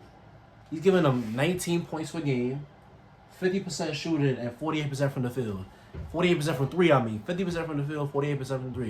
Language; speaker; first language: English; native; English